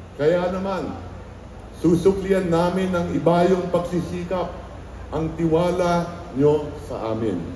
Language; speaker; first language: Filipino; native; Filipino